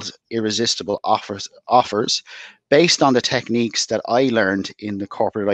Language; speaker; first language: English; native; English